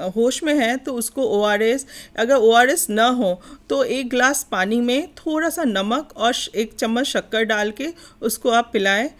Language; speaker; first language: Hindi; non-native, local second language; Bangla